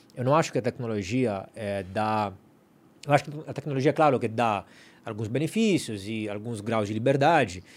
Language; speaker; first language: Portuguese; non-native, fluent; Italian